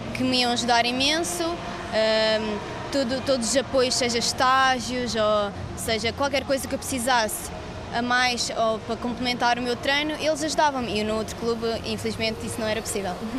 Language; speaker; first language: Portuguese; early bilingual, other home language; Russian